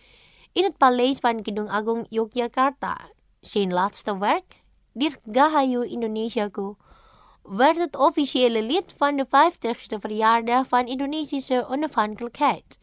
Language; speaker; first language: Dutch; non-native, fluent; Indonesian